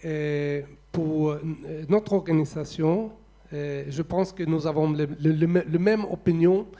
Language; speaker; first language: French; non-native, fluent; Swedish